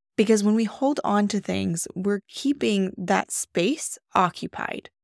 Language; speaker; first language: English; native; English